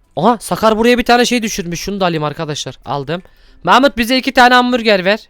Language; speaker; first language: Turkish; native; Turkish